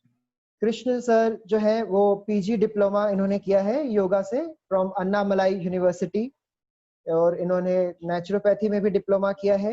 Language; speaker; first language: Hindi; native; Hindi